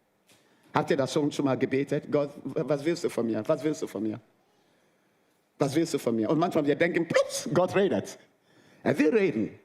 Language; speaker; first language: German; non-native, fluent; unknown